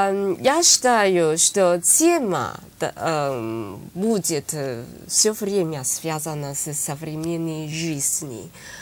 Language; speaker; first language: Russian; non-native, learner; Chinese